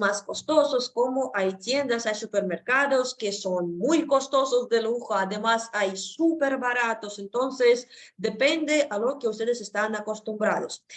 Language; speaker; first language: Spanish; non-native, fluent; Russian